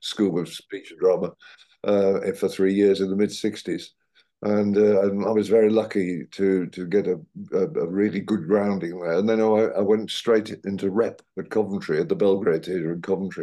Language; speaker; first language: English; native; English